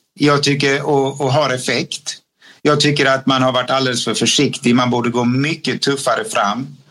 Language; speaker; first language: Swedish; native; Swedish